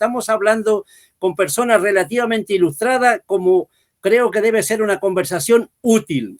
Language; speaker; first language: Spanish; non-native, local second language; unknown